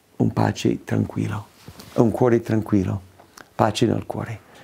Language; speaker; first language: Italian; non-native, fluent; English